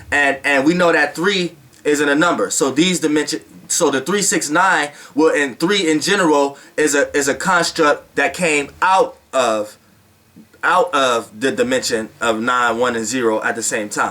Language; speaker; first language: English; native; English